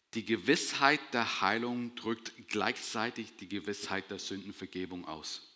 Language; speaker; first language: German; non-native, fluent; English